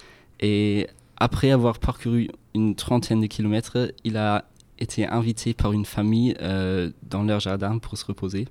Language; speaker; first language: French; non-native, fluent; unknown